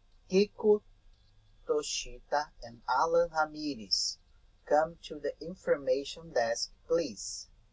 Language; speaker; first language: English; non-native, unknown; Portuguese